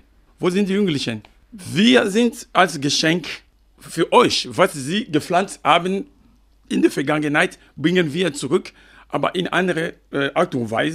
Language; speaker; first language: German; non-native, fluent; French